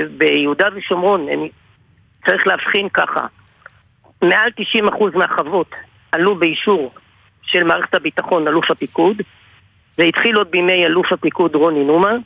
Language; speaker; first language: Hebrew; native; Hebrew